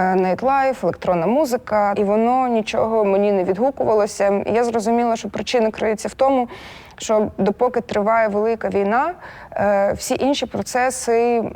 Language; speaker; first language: Ukrainian; non-native, local second language; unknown